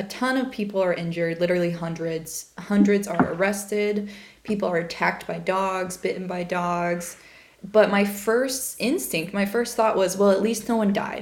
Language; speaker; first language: English; native; English